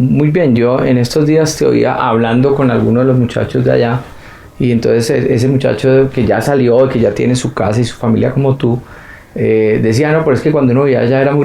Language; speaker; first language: Spanish; native; Spanish